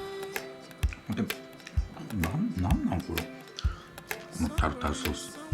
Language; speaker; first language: Japanese; native; Japanese